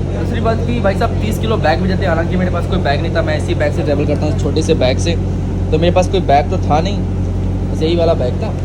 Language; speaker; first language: Hindi; native; Hindi